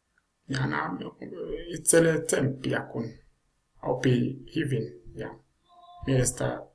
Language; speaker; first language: Finnish; non-native, learner; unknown